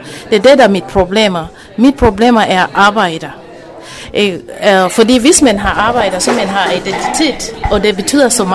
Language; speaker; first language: Danish; non-native, fluent; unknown